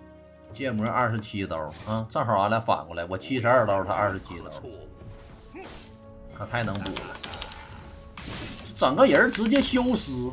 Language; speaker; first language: Chinese; native; Chinese